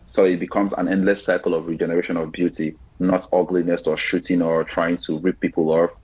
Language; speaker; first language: English; non-native, local second language; Igbo